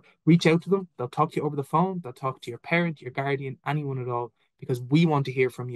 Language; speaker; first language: English; native; English